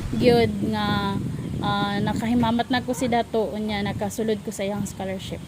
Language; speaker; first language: Cebuano; non-native, local second language; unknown